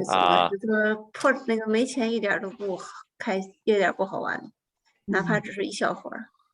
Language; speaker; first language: Chinese; native; Chinese